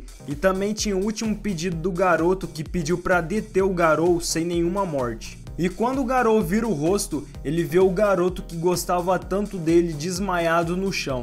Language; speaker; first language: Portuguese; native; Portuguese